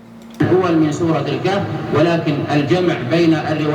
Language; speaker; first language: Arabic; native; Arabic